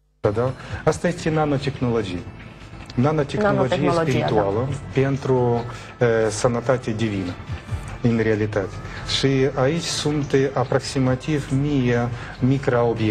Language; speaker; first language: Romanian; non-native, learner; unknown